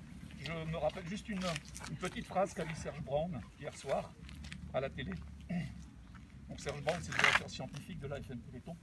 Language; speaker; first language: French; native; French